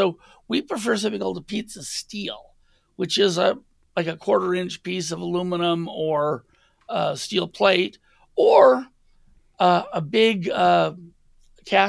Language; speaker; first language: English; native; English